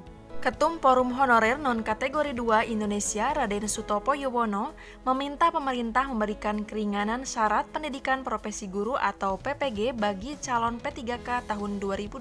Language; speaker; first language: Indonesian; native; Indonesian